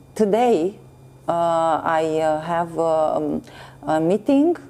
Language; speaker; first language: English; non-native, learner; Romanian